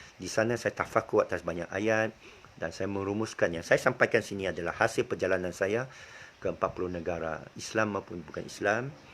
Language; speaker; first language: Malay; native; Malay